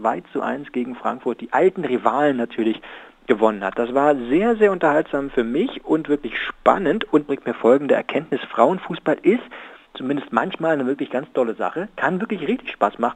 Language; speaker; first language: German; native; German